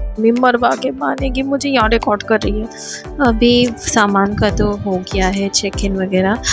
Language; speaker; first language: Hindi; non-native, local second language; Bangla